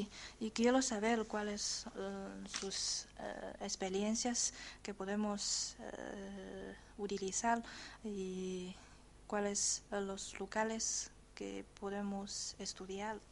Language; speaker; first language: Spanish; non-native, learner; Chinese